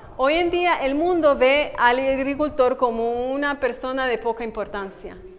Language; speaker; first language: Spanish; native; Spanish